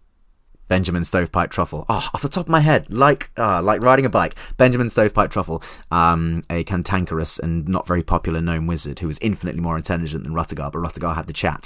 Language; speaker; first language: English; native; English